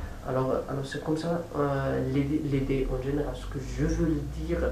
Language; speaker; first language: French; non-native, fluent; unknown